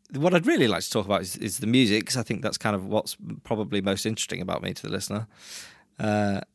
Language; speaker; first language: English; native; English